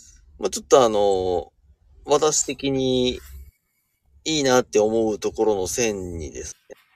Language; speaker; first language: Japanese; native; Japanese